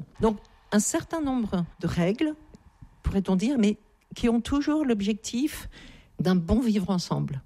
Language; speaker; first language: French; native; French